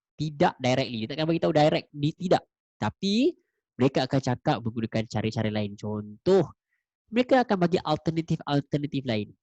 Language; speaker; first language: Malay; native; Malay